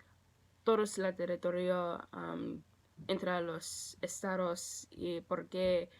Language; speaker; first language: Spanish; non-native, learner; English